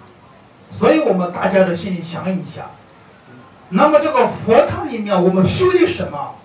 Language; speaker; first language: Chinese; non-native, fluent; Tibetan